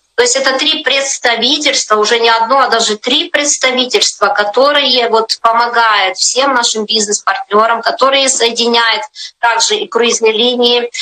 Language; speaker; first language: Russian; native; Russian